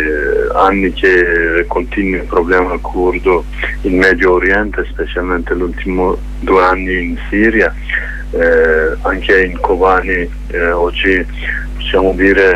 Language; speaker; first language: Italian; non-native, learner; Kurdish